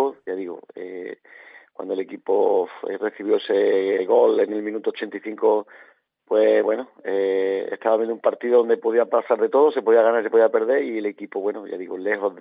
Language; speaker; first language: Spanish; native; Spanish